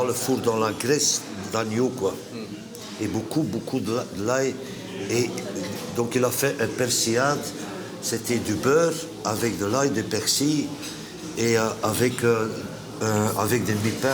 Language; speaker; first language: French; non-native, local second language; Dutch